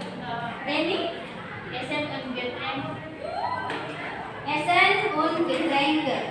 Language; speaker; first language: German; non-native, fluent; Indonesian